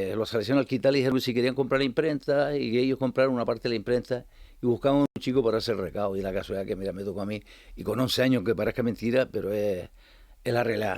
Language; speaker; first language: Spanish; native; Spanish